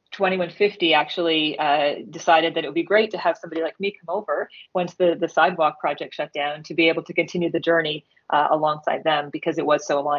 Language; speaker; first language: English; native; English